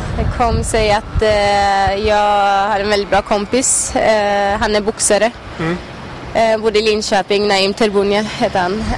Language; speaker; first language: Swedish; early bilingual, other home language; Albanian